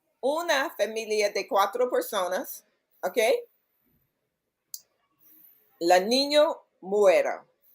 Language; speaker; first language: Spanish; non-native, learner; English